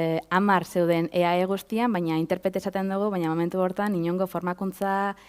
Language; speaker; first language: Basque; native; Basque